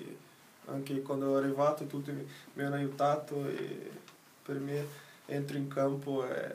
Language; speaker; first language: Italian; non-native, learner; Portuguese